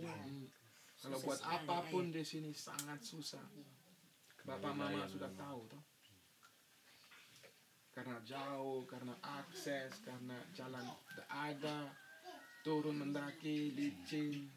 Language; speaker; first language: Indonesian; non-native, fluent; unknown